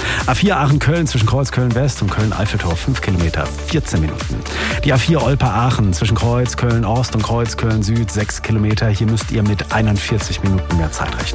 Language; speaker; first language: German; native; German